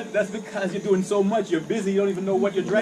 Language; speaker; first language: English; native; English